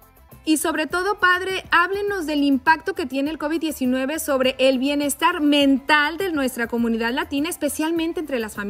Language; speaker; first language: Spanish; native; Spanish